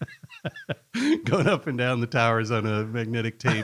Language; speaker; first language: English; native; English